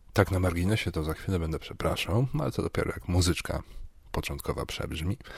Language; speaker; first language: Polish; native; Polish